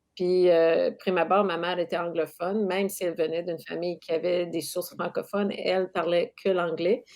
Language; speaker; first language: French; non-native, local second language; English